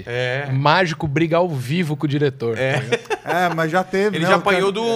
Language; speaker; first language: Portuguese; native; Portuguese